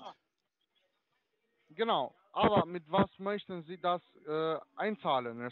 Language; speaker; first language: German; non-native, learner; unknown